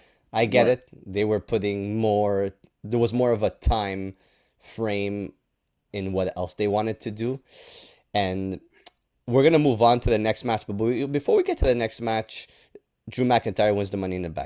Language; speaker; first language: English; native; English